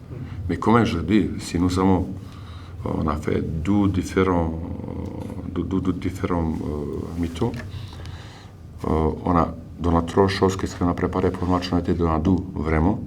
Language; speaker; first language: French; non-native, learner; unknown